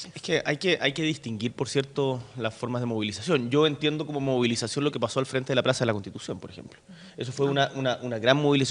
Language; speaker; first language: Spanish; native; Spanish